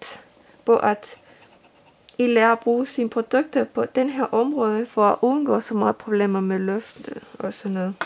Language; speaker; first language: Danish; non-native, fluent; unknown